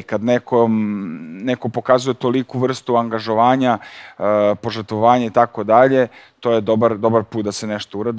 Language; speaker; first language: Serbian; native; Serbian